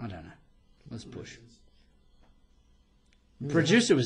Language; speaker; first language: English; native; English